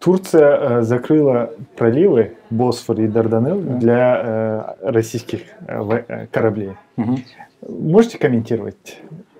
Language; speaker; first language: Russian; non-native, fluent; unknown